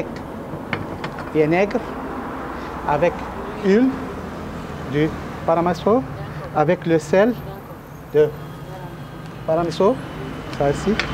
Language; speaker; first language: French; non-native, learner; Arabic